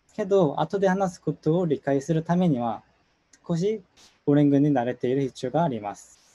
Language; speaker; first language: Japanese; non-native, learner; Korean